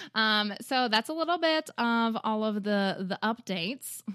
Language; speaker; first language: English; native; English